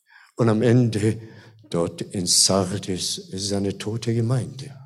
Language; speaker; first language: German; non-native, fluent; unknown